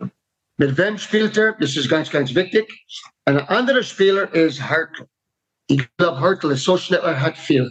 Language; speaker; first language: German; non-native, fluent; English